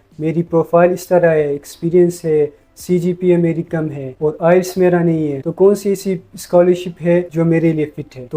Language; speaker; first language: Urdu; non-native, local second language; Khowar